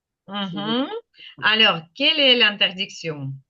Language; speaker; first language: French; non-native, fluent; Ukrainian